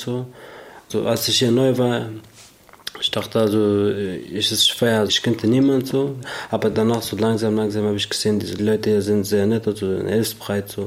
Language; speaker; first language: German; non-native, learner; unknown